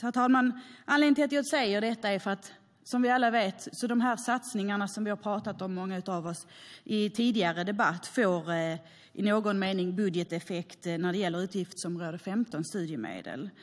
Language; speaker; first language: Swedish; native; Swedish